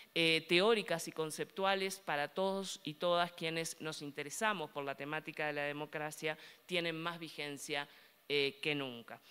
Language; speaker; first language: Spanish; native; Spanish